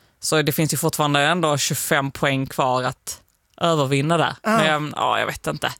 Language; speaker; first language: Swedish; native; Swedish